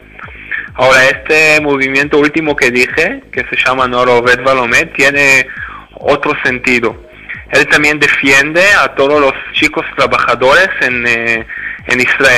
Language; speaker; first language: Spanish; non-native, fluent; Hebrew